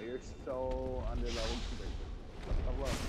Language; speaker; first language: English; native; English